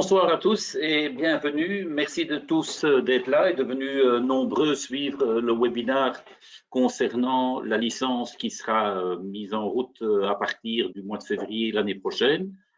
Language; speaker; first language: French; native; French